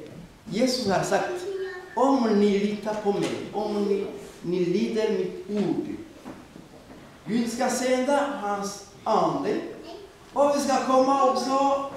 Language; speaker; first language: Swedish; non-native, fluent; Rundi